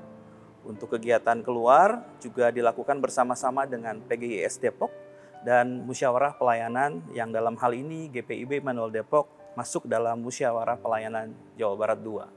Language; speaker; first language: Indonesian; native; Indonesian